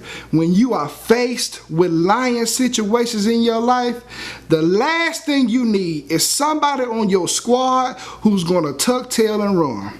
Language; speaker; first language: English; native; English